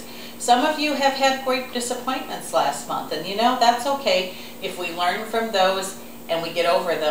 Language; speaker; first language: English; native; English